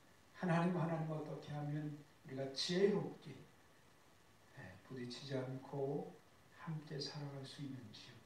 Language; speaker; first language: Korean; native; Korean